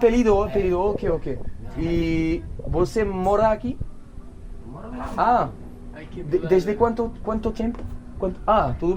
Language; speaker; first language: Portuguese; non-native, learner; French